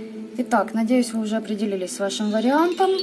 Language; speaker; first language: Russian; native; Russian